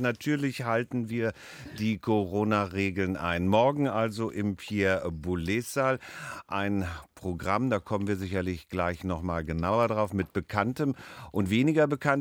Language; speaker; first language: German; native; German